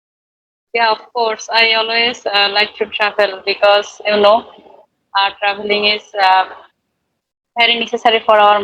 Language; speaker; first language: English; non-native, learner; Bangla